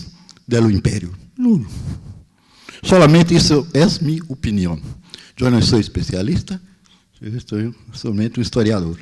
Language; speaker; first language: Spanish; non-native, learner; Portuguese